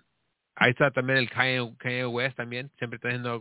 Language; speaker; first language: Spanish; early bilingual, heritage; Spanish